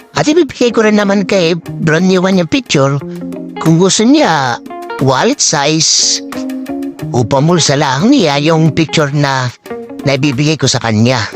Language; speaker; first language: Filipino; native; Filipino